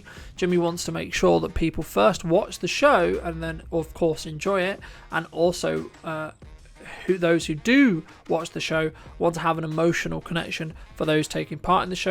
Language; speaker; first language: English; native; English